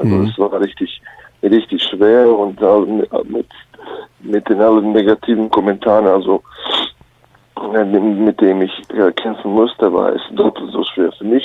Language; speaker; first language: German; early bilingual, other home language; Bosnian